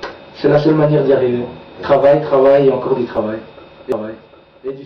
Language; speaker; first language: French; native; French